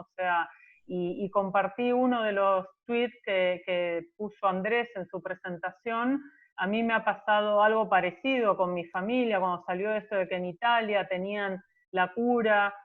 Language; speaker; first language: Spanish; native; Spanish